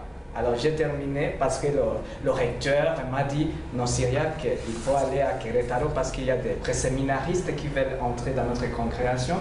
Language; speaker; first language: French; non-native, local second language; Rundi